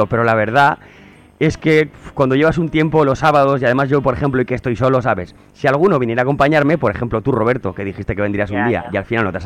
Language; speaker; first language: Spanish; native; Spanish